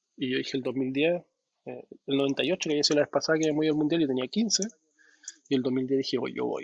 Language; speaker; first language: Spanish; native; Spanish